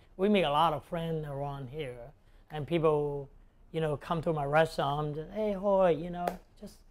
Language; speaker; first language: English; non-native, local second language; Cantonese